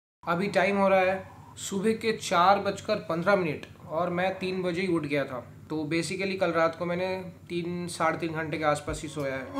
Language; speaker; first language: Hindi; native; Hindi